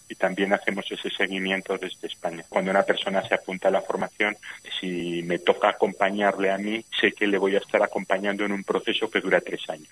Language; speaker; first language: Spanish; native; Spanish